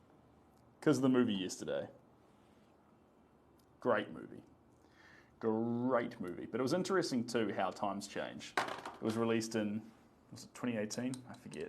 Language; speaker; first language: English; native; English